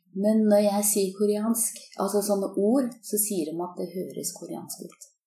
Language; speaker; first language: Norwegian; early bilingual, other home language; Korean